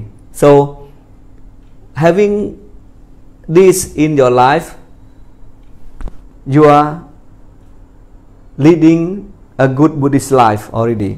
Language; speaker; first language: English; non-native, fluent; Khmer